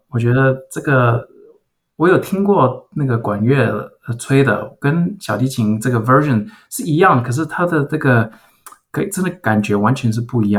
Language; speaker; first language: Chinese; early bilingual, heritage; Chinese